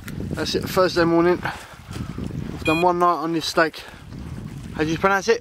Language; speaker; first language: English; native; English